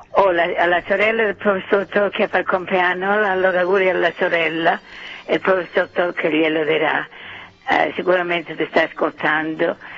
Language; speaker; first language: Italian; native; Italian